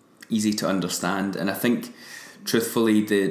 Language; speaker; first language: English; native; English